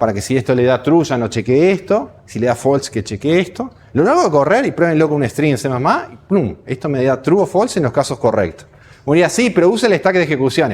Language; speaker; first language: Spanish; native; Spanish